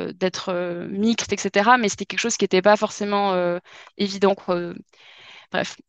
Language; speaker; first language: French; native; French